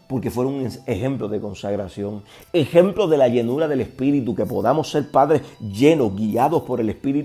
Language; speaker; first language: Spanish; native; Spanish